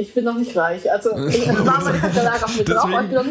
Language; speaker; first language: German; early bilingual, other home language; Vietnamese